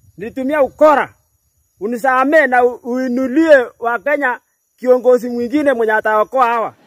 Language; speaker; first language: Swahili; non-native, local second language; Kalenjin